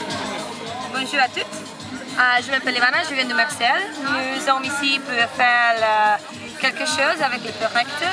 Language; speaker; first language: French; non-native, learner; Croatian